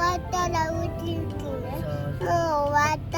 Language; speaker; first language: Japanese; early bilingual, other home language; Filipino